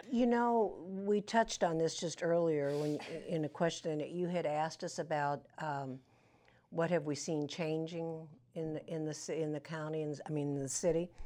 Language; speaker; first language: English; native; English